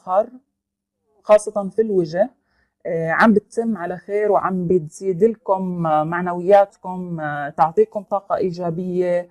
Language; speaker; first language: Arabic; native; Arabic